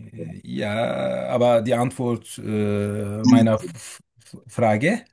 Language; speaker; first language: German; non-native, fluent; Turkish